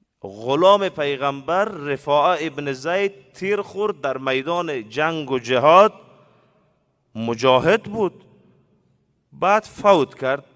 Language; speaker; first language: Persian; native; Persian